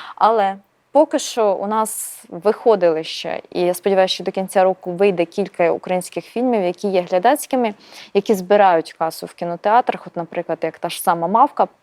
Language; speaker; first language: Ukrainian; native; Ukrainian